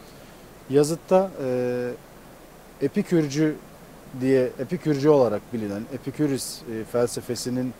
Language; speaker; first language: Turkish; native; Turkish